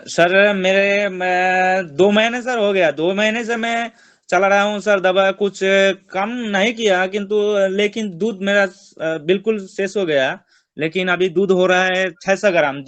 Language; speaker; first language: Hindi; non-native, local second language; Bangla